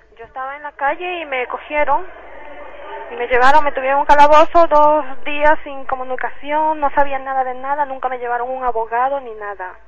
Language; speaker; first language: Spanish; native; Spanish